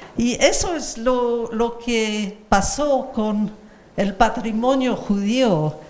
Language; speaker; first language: Spanish; non-native, fluent; English